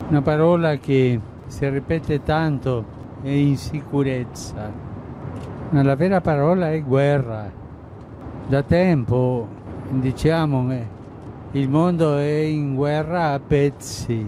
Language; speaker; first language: Italian; non-native, fluent; Spanish